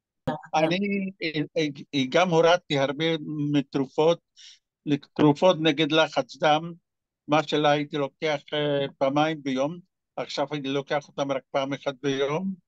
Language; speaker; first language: Hebrew; non-native, fluent; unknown